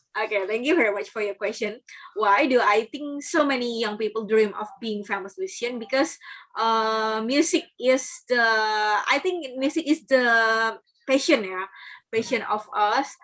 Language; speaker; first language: English; non-native, learner; Indonesian